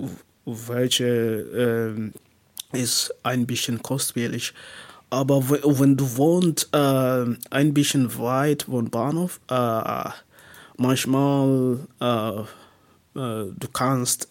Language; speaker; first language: German; non-native, learner; English